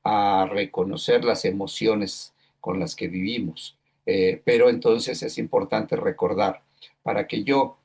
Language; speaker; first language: Spanish; native; Spanish